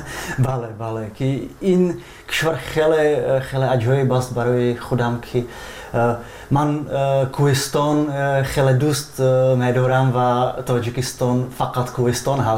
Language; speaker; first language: Persian; non-native, fluent; Czech